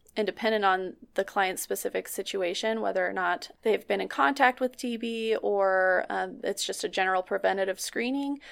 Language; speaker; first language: English; native; English